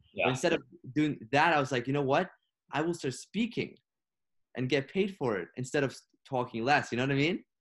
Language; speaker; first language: English; non-native, fluent; Russian